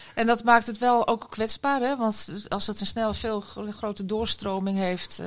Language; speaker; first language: Dutch; native; Dutch